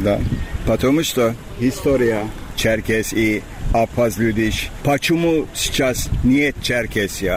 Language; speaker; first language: Russian; non-native, learner; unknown